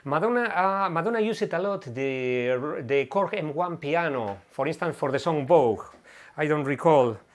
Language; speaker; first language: English; non-native, fluent; Spanish